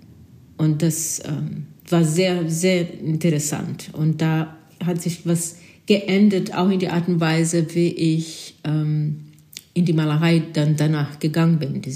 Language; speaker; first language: German; non-native, fluent; Portuguese